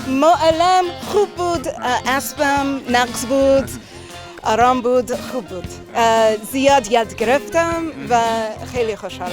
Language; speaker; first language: Persian; non-native, learner; English